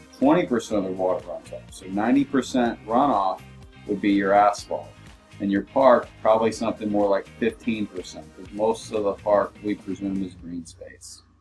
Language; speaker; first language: English; native; English